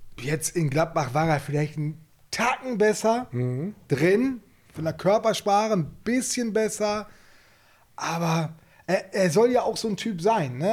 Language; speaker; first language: German; native; German